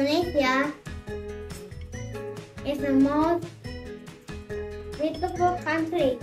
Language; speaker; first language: English; non-native, learner; Indonesian